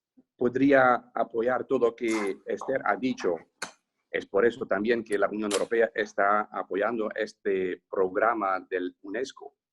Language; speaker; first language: Spanish; non-native, fluent; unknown